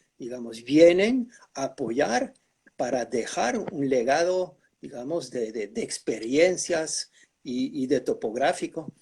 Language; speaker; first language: Spanish; early bilingual, heritage; Spanish